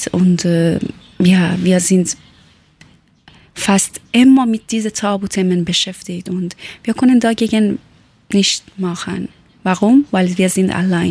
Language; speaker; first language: German; non-native, learner; Persian